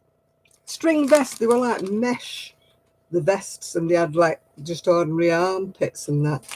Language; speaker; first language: English; native; English